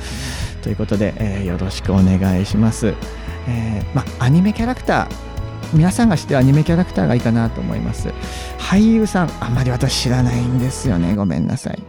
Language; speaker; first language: Japanese; native; Japanese